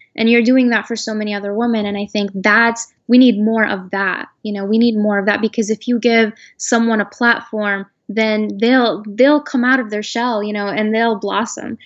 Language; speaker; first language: English; native; English